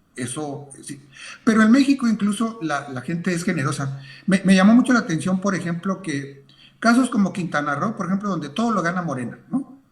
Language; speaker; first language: Spanish; native; Spanish